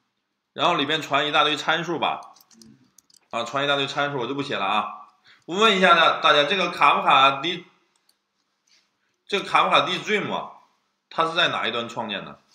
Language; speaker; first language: Chinese; native; Chinese